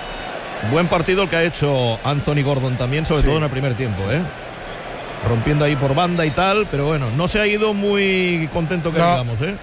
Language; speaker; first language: Spanish; native; Spanish